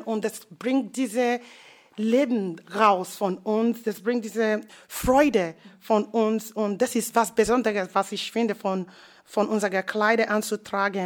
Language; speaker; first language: German; non-native, fluent; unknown